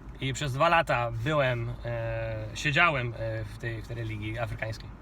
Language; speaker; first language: Polish; non-native, fluent; Kinyarwanda